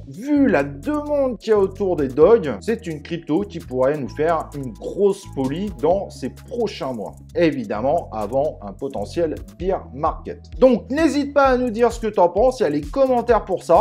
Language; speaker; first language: French; native; French